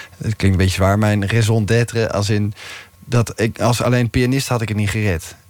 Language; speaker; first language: Dutch; native; Dutch